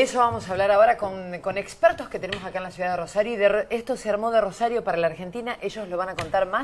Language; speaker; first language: Spanish; native; Spanish